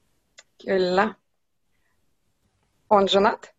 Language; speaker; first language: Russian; non-native, fluent; Finnish